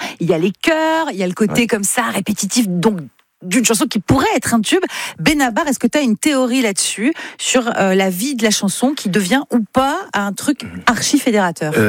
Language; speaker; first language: French; native; French